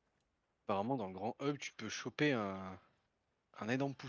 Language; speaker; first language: French; native; French